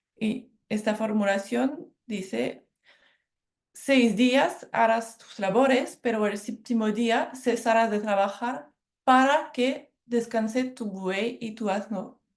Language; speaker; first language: Spanish; non-native, fluent; French